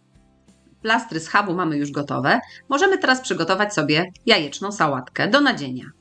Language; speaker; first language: Polish; native; Polish